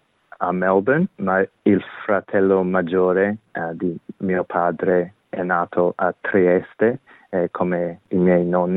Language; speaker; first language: Italian; non-native, fluent; English